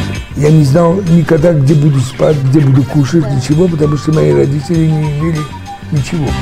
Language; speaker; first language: Russian; early bilingual, heritage; French